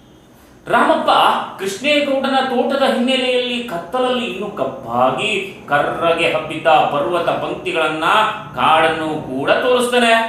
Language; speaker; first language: Kannada; native; Kannada